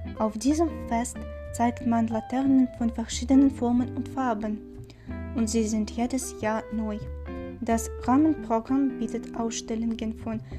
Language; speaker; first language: German; non-native, learner; Chinese